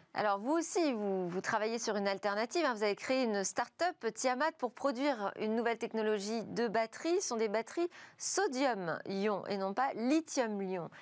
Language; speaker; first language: French; native; French